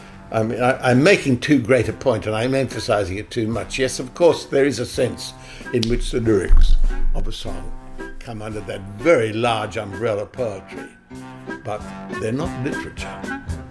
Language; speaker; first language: English; native; English